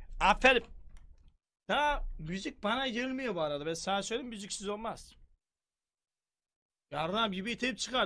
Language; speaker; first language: Turkish; native; Turkish